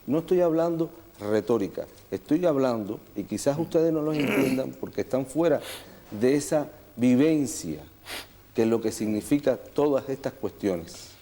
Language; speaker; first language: Spanish; native; Spanish